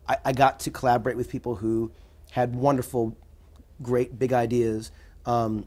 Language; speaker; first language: English; native; English